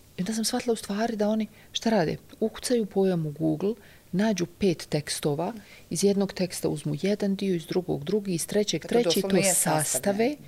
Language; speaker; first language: Croatian; native; Croatian